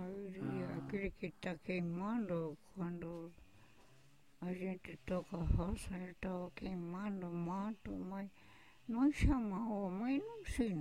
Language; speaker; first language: Portuguese; non-native, local second language; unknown